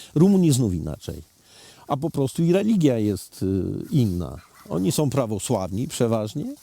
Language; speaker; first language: Polish; early bilingual, heritage; Polish